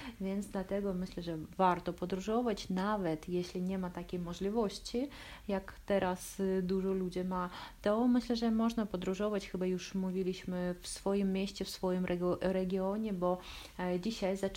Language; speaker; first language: Polish; non-native, fluent; Russian